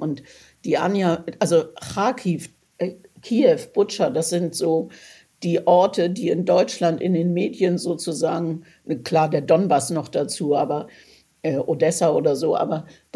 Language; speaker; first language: German; native; German